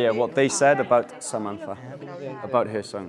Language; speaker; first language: English; native; English